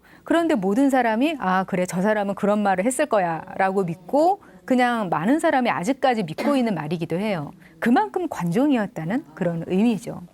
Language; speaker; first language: Korean; native; Korean